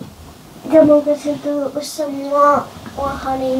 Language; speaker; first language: Indonesian; early bilingual, heritage; Indonesian